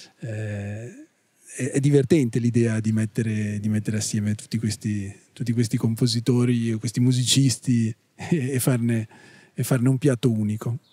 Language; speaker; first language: Italian; native; Italian